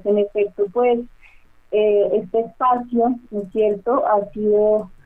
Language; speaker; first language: Spanish; native; Spanish